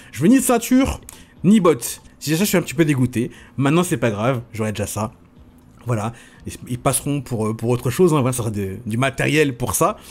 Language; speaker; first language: French; native; French